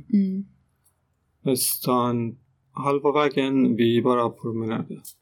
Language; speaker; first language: Swedish; non-native, learner; Persian